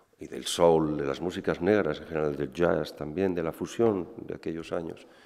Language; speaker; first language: Spanish; native; Spanish